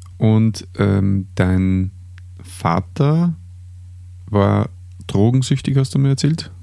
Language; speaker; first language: German; native; German